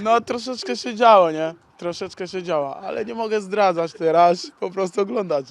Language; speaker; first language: Polish; non-native, learner; Portuguese